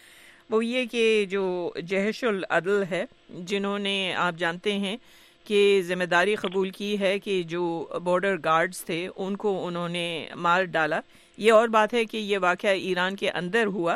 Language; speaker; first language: Urdu; native; Urdu